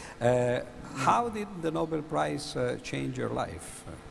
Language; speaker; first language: English; non-native, fluent; Italian